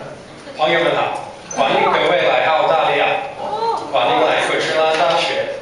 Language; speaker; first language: Chinese; non-native, learner; English